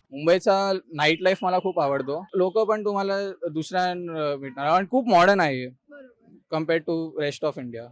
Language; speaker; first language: Marathi; non-native, local second language; Malayalam